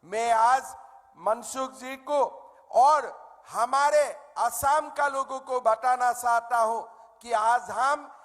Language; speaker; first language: Hindi; non-native, local second language; Assamese